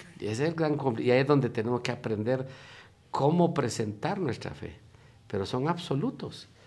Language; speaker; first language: Spanish; native; Spanish